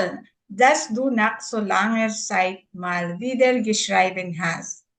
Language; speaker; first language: German; non-native, learner; Filipino